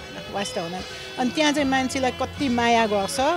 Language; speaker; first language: Nepali; early bilingual, other home language; German